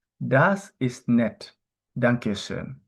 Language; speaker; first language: German; non-native, learner; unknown